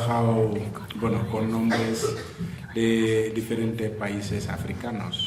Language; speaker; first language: Spanish; non-native, fluent; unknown